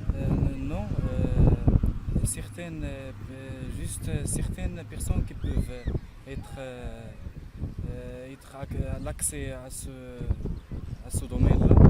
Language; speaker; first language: French; non-native, learner; Arabic